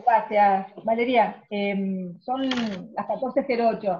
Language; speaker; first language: Spanish; native; Spanish